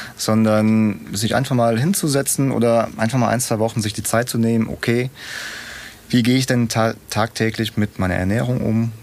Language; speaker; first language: German; early bilingual, other home language; Russian